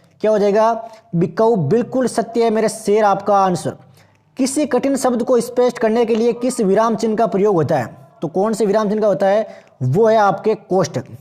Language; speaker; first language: Hindi; native; Hindi